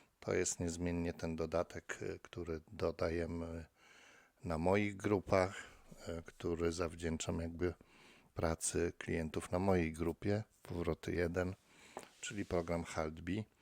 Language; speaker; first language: Polish; native; Polish